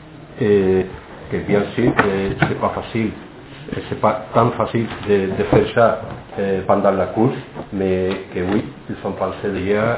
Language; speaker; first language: French; non-native, fluent; Spanish